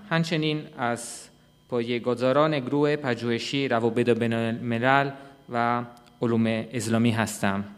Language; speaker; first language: Persian; non-native, fluent; Italian